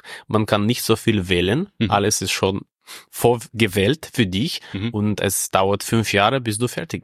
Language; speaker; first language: German; non-native, fluent; Russian